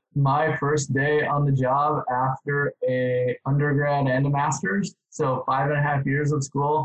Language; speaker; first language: English; native; English